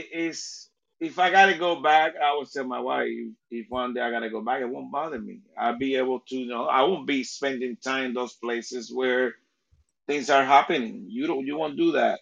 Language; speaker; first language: English; non-native, fluent; Spanish